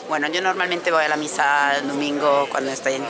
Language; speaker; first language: Spanish; non-native, fluent; Italian